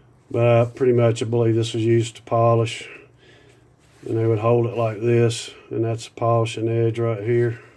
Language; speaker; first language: English; native; English